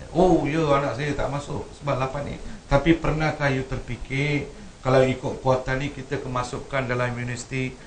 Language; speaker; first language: Malay; non-native, local second language; Tamil